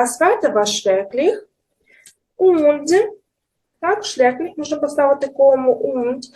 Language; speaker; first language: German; non-native, fluent; Ukrainian